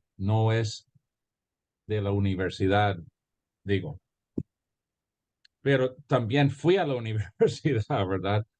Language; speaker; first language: Spanish; early bilingual, heritage; Spanish